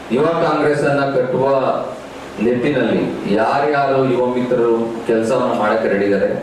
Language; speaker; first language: Kannada; native; Kannada